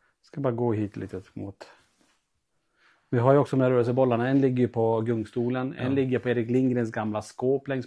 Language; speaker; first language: Swedish; native; Swedish